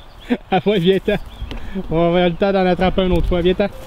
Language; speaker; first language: French; native; French